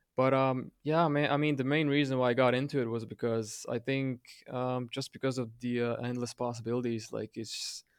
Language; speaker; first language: English; non-native, fluent; Latvian